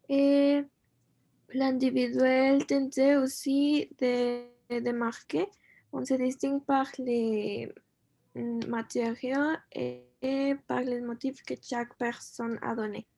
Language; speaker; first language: French; non-native, learner; Spanish